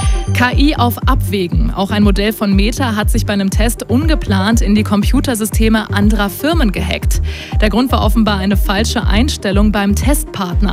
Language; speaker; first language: German; native; German